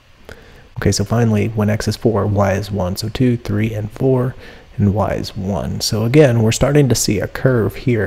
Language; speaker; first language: English; native; English